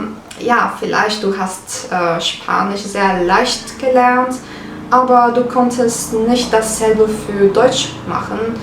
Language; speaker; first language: German; non-native, fluent; Turkish